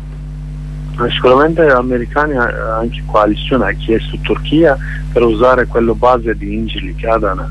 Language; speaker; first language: Italian; non-native, learner; Kurdish